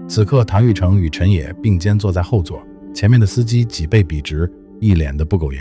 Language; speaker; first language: Chinese; native; Chinese